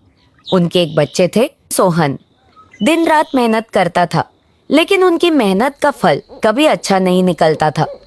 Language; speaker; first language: Hindi; native; Hindi